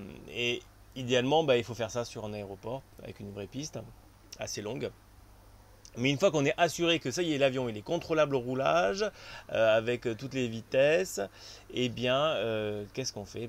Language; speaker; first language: French; native; French